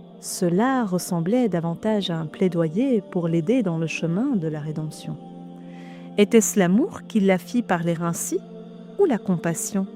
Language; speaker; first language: French; native; French